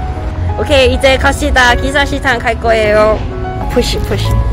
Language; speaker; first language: Korean; non-native, learner; Cantonese